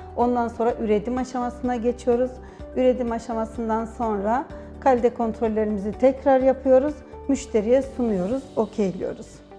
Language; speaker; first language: Turkish; native; Turkish